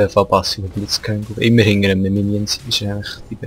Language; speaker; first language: German; native; German